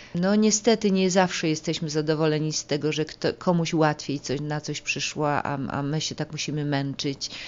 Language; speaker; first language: Polish; native; Polish